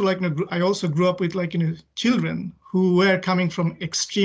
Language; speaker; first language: English; non-native, local second language; Bangla